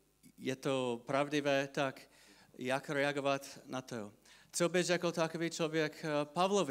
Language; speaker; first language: Czech; non-native, fluent; English